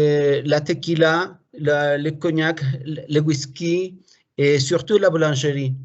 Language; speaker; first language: French; non-native, fluent; Spanish